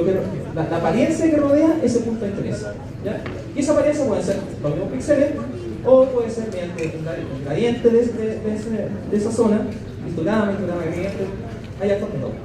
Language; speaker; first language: Spanish; native; Spanish